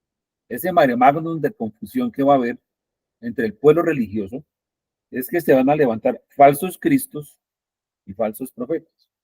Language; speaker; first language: Spanish; native; Spanish